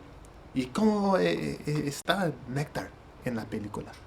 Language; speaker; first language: Spanish; non-native, learner; English